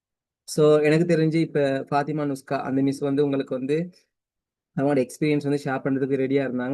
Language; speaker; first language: Tamil; native; Tamil